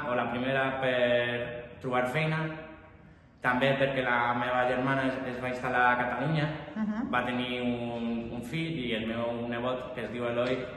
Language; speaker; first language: Catalan; non-native, local second language; Spanish